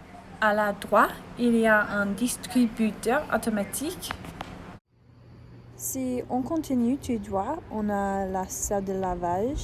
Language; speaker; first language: French; non-native, learner; English